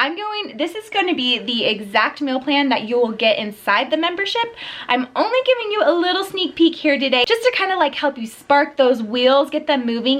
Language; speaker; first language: English; native; English